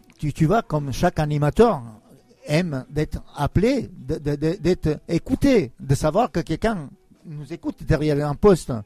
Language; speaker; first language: French; non-native, fluent; Serbian